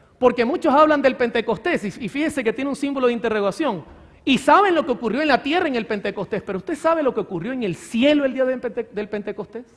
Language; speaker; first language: Spanish; native; Spanish